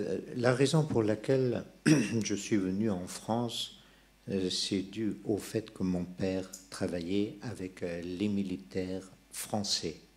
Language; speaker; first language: French; non-native, local second language; Persian